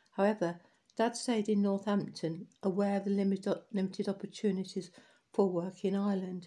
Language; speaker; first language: English; native; English